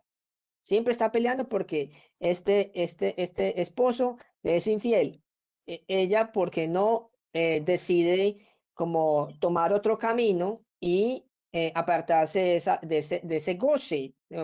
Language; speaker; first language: Spanish; native; Spanish